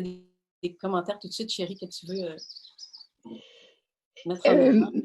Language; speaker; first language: French; native; French